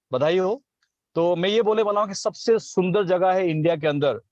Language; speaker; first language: Hindi; non-native, local second language; Assamese